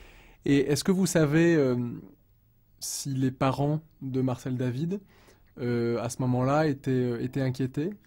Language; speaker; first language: French; native; French